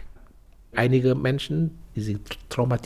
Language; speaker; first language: German; non-native, fluent; Vietnamese